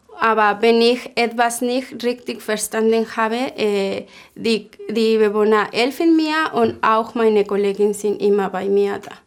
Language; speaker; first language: German; non-native, learner; Spanish